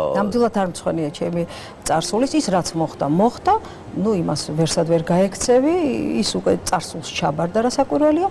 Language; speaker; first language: Georgian; native; Georgian